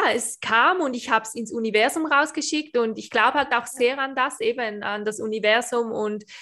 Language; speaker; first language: German; native; German